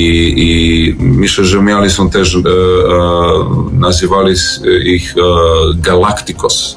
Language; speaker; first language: Polish; non-native, learner; Serbian